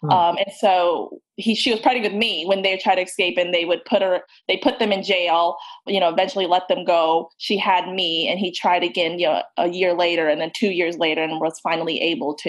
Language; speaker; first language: English; native; English